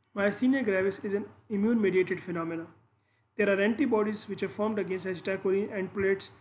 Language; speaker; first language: English; non-native, local second language; Urdu